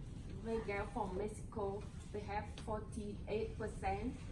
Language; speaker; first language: English; non-native, learner; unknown